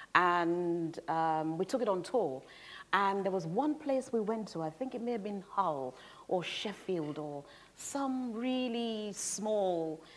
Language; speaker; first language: English; native; English